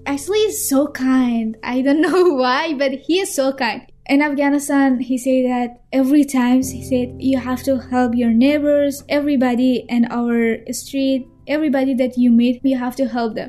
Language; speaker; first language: English; non-native, fluent; Persian